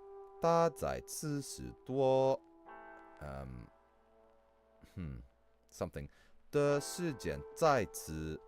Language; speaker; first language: Chinese; non-native, learner; English